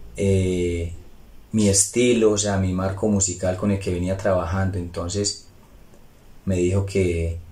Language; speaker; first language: Spanish; native; Spanish